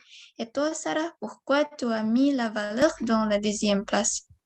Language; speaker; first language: French; non-native, learner; Indonesian